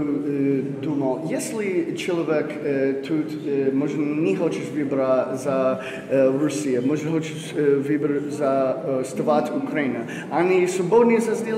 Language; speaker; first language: Russian; non-native, learner; English